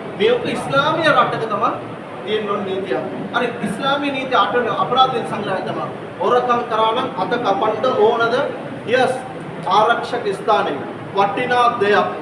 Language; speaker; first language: Sinhala; non-native, local second language; Tamil